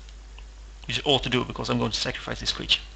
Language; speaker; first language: English; non-native, fluent; Swedish